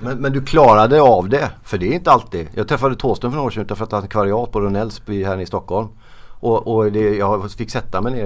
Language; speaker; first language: Swedish; native; Swedish